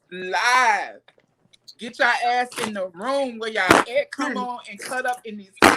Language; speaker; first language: English; native; English